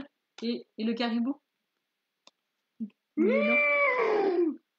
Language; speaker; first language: French; native; French